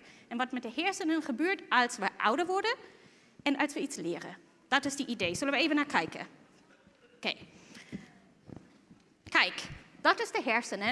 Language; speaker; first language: Dutch; non-native, fluent; German